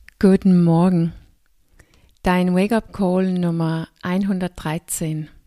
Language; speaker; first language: German; non-native, fluent; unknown